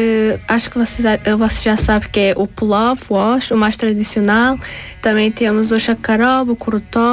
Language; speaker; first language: Portuguese; early bilingual, other home language; Tajik